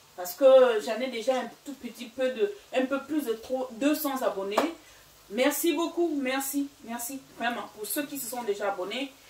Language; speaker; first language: French; non-native, local second language; Fang